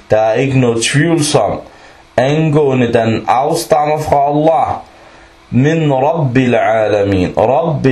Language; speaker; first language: Danish; early bilingual, other home language; Arabic